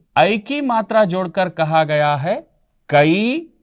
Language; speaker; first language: Hindi; non-native, local second language; Telugu